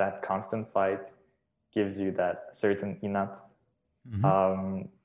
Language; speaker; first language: English; non-native, fluent; Serbian